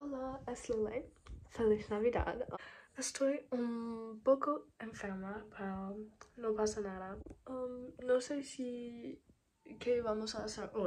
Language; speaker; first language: Spanish; non-native, learner; English